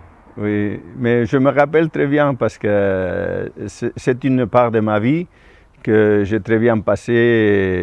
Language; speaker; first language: French; non-native, fluent; Spanish